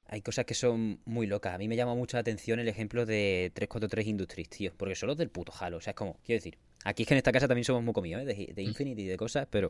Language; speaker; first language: Spanish; native; Spanish